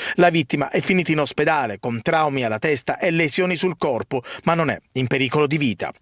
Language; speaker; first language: Italian; native; Italian